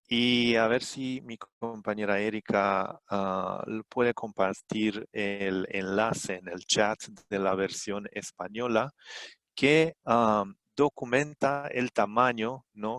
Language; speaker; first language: Spanish; non-native, fluent; Romanian